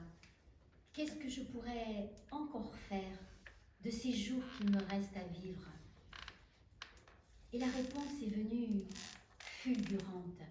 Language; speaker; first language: French; native; French